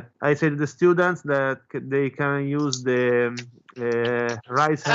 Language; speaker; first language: English; non-native, fluent; Italian